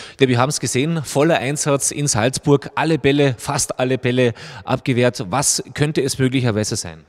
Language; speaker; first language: German; native; German